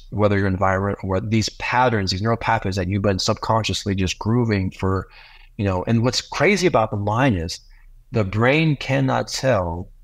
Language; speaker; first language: English; native; English